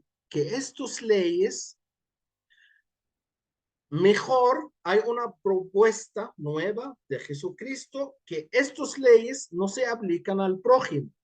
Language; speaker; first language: Spanish; non-native, fluent; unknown